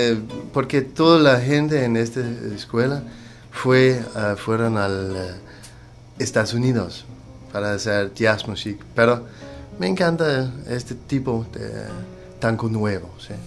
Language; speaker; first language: Spanish; non-native, learner; Danish